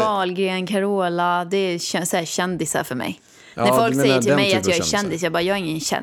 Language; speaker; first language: Swedish; native; Swedish